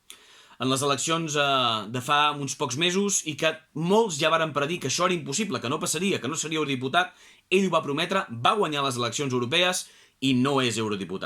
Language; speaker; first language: Catalan; native; Catalan